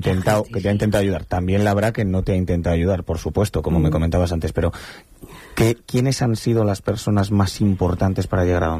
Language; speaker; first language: Spanish; native; Spanish